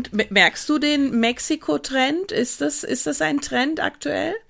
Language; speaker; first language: German; native; German